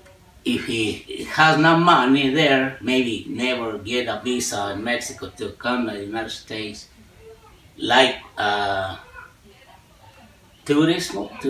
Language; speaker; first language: English; non-native, learner; Spanish